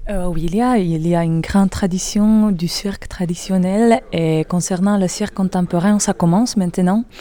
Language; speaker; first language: French; non-native, learner; Czech